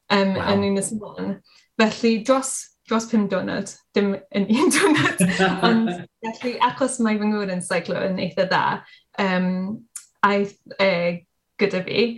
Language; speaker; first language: Welsh; non-native, learner; English